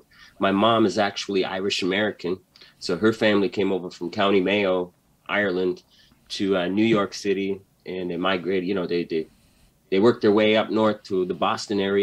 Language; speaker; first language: English; native; English